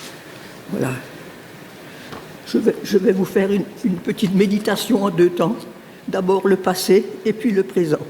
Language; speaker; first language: French; native; French